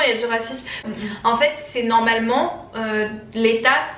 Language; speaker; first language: French; native; French